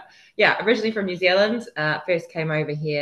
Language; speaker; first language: English; native; English